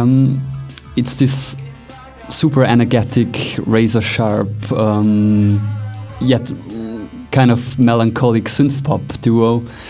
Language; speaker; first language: English; non-native, fluent; German